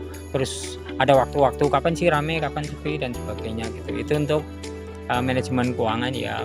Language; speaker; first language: Indonesian; native; Indonesian